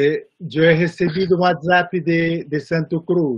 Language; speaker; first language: Spanish; non-native, fluent; Portuguese